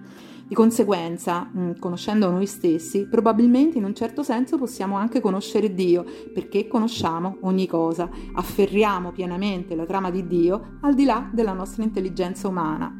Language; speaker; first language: Italian; native; Italian